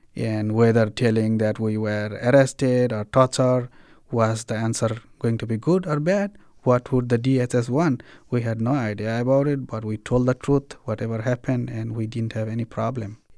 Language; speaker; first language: English; non-native, local second language; Nepali